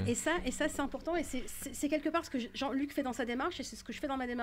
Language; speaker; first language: French; native; French